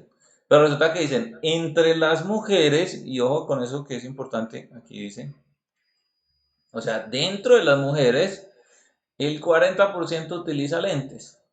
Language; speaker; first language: Spanish; native; Spanish